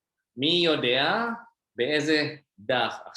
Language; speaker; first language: Hebrew; non-native, fluent; Indonesian